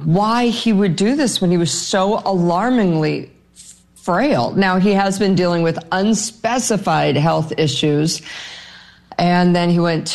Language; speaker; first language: English; native; English